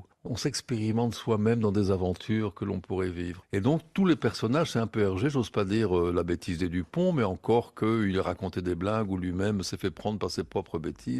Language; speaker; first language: French; native; French